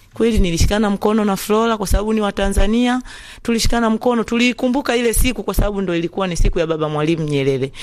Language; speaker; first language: Swahili; native; Swahili